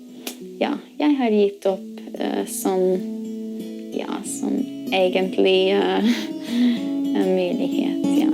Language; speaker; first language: Norwegian; non-native, learner; English